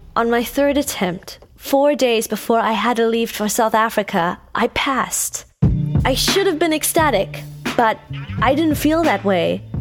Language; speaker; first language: English; native; English